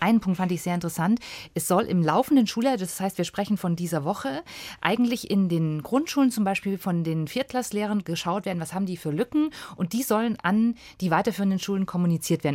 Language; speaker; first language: German; native; German